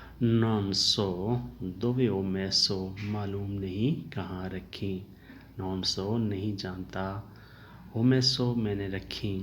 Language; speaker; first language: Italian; non-native, learner; Urdu